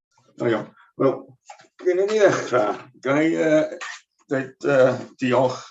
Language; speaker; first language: Welsh; native; Welsh